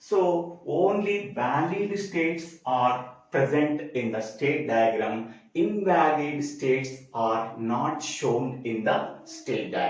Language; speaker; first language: English; non-native, local second language; Telugu